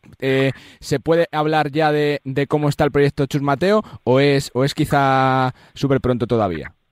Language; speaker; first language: Spanish; native; Spanish